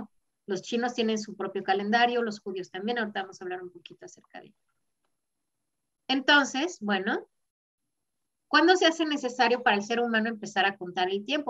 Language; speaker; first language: Spanish; native; Spanish